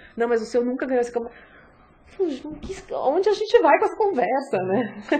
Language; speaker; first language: Portuguese; native; Portuguese